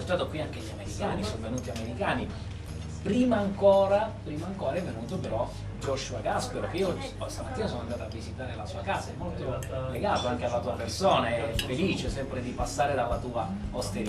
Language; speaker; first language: Italian; native; Italian